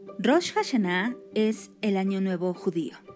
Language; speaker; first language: Spanish; native; Spanish